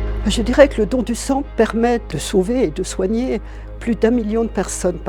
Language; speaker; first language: French; native; French